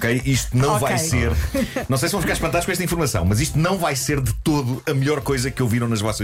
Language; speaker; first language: Portuguese; native; Portuguese